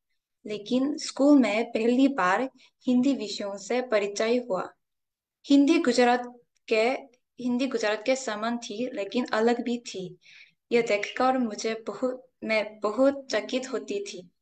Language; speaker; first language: Hindi; non-native, fluent; Korean